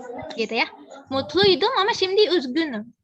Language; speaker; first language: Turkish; non-native, fluent; Indonesian